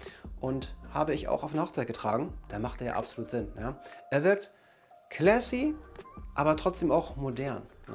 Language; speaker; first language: German; native; German